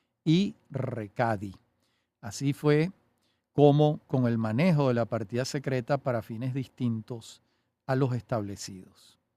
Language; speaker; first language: Spanish; native; Spanish